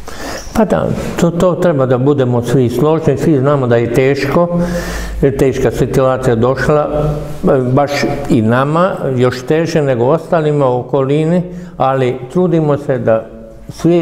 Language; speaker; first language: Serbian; non-native, local second language; Hungarian